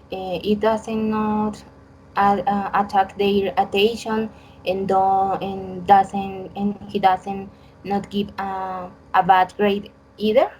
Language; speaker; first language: English; non-native, learner; Spanish